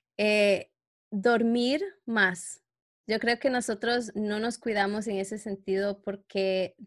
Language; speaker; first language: Spanish; early bilingual, heritage; Spanish